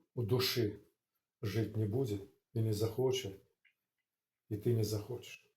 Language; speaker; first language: Russian; non-native, local second language; Belarusian